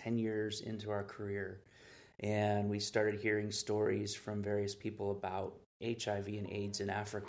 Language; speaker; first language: English; native; English